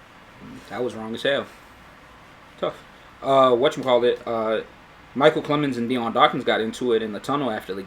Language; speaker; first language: English; native; English